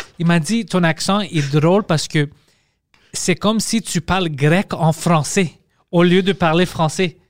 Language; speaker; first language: French; early bilingual, other home language; Greek